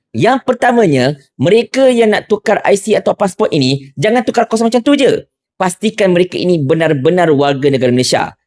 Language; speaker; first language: Malay; native; Malay